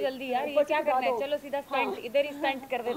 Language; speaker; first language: Hindi; native; Hindi